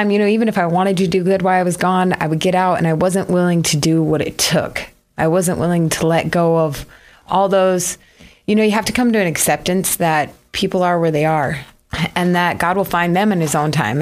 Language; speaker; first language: English; native; English